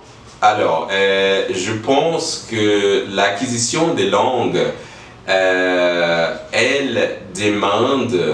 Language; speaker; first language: French; non-native, learner; English